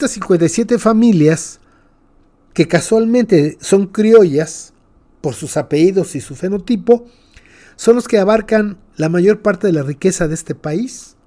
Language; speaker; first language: Spanish; native; Spanish